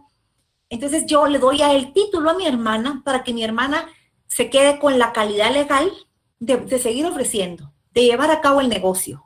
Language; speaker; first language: Spanish; native; Spanish